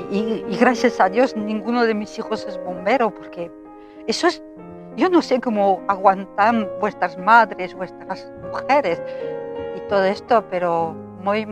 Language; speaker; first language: Spanish; non-native, fluent; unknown